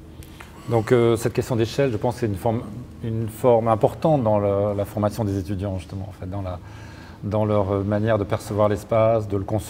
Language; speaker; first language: French; native; French